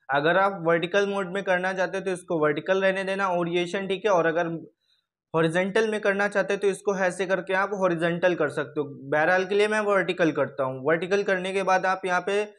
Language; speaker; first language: Hindi; native; Hindi